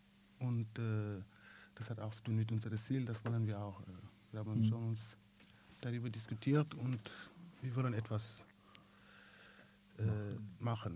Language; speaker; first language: German; non-native, learner; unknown